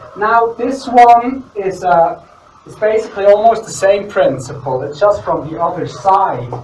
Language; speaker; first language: English; non-native, fluent; Swiss German